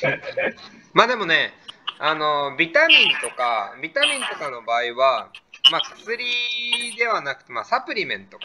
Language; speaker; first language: Japanese; native; Japanese